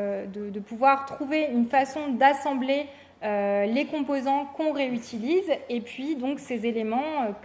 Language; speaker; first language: French; native; French